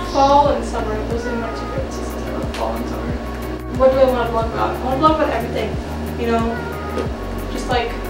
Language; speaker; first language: English; native; English